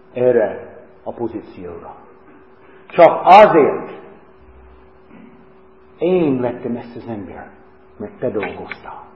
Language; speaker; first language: Hungarian; non-native, fluent; English